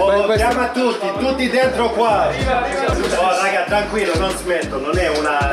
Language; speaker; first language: Italian; non-native, fluent; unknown